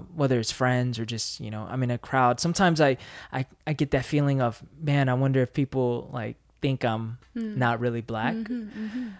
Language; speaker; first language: English; native; English